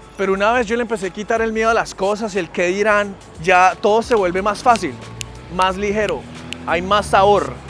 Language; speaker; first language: Spanish; native; Spanish